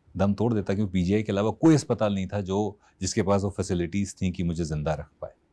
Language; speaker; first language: Hindi; native; Hindi